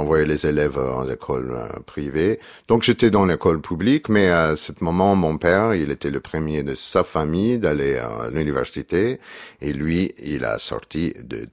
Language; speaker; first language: French; non-native, fluent; English